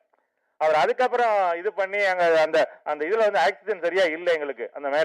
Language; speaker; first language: Tamil; native; Tamil